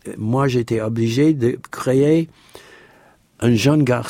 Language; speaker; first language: French; non-native, fluent; English